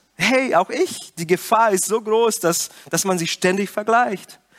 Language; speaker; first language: German; non-native, fluent; Portuguese